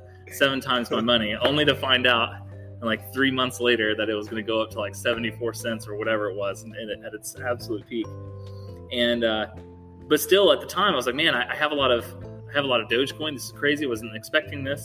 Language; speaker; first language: English; native; English